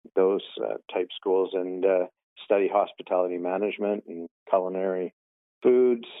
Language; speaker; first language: English; native; English